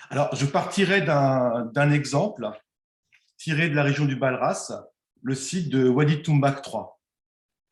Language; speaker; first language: French; native; French